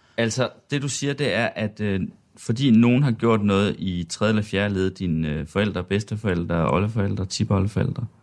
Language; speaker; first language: Danish; native; Danish